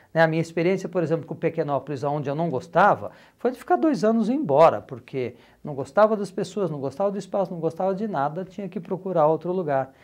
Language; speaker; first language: Portuguese; native; Portuguese